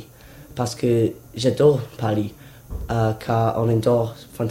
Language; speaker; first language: French; non-native, learner; English